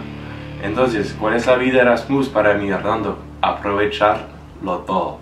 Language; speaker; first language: Spanish; non-native, fluent; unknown